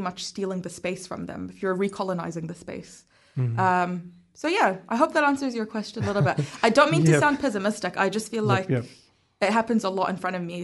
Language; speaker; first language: English; native; English